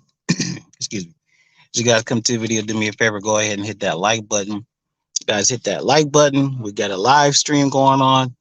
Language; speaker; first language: English; native; English